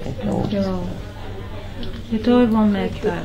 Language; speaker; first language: Finnish; non-native, learner; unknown